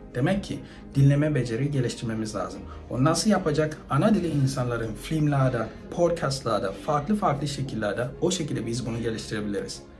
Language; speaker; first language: Turkish; non-native, fluent; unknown